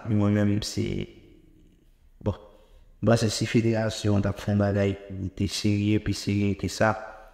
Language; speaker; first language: French; non-native, local second language; Haitian Creole